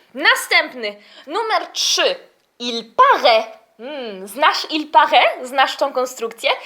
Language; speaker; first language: Polish; early bilingual, heritage; Polish